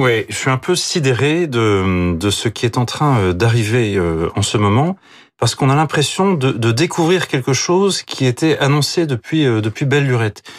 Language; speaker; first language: French; native; French